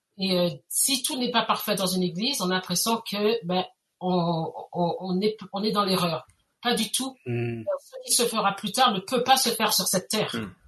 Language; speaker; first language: French; native; French